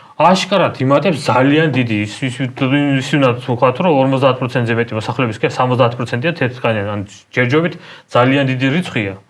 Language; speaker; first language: Georgian; non-native, local second language; Armenian